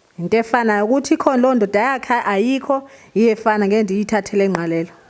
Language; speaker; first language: Zulu; non-native, local second language; Xhosa